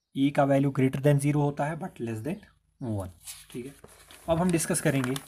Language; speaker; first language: Hindi; non-native, local second language; Kashmiri